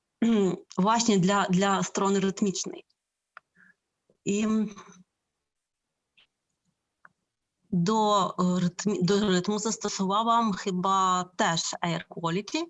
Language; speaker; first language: Polish; non-native, fluent; Ukrainian